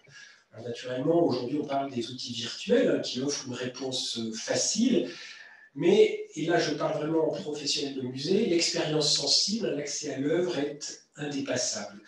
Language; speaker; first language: French; native; French